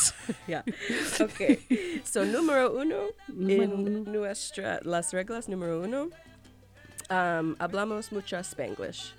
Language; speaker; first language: Spanish; non-native, learner; English